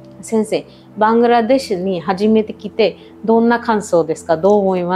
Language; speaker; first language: Japanese; non-native, local second language; Bangla